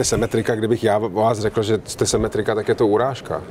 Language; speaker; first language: Czech; native; Czech